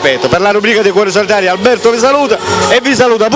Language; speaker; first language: Italian; native; Italian